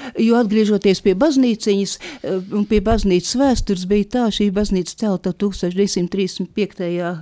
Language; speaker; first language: Latvian; native; Latvian